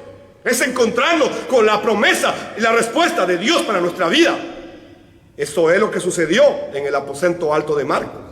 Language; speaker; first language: Spanish; native; Spanish